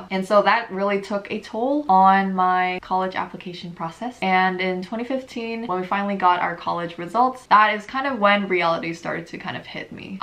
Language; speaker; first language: English; native; English